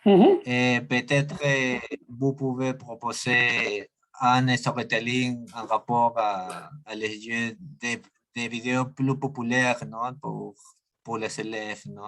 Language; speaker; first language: French; non-native, learner; Spanish